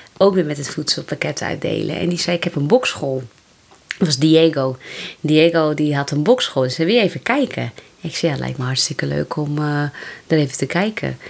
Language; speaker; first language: Dutch; native; Dutch